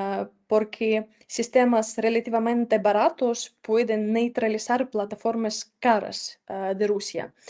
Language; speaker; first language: Spanish; non-native, fluent; Ukrainian